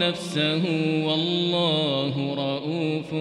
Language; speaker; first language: Arabic; native; Arabic